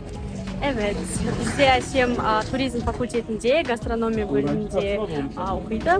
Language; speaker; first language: Turkish; non-native, learner; Kazakh